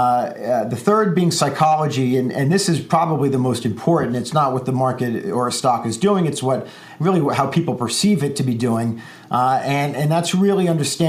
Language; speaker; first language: English; native; English